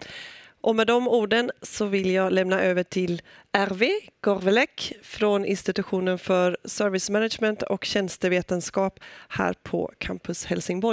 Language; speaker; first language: Swedish; native; Swedish